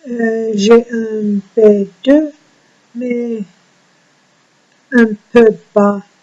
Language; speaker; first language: French; non-native, learner; English